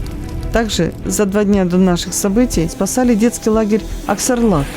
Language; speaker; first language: Russian; native; Russian